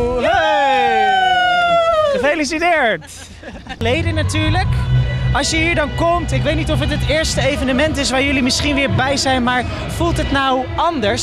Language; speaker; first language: Dutch; native; Dutch